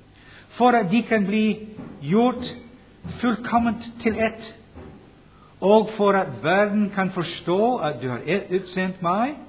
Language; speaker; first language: Norwegian; non-native, fluent; English